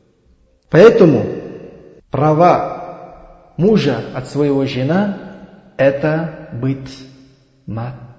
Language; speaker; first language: Russian; non-native, learner; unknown